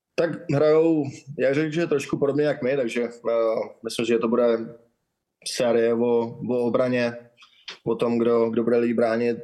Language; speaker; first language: Czech; native; Czech